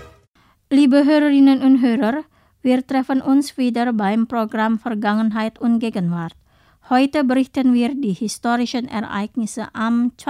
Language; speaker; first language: German; non-native, fluent; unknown